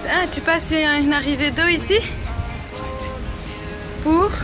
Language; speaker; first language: French; native; French